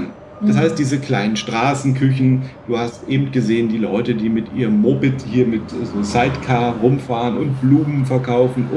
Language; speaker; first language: German; native; German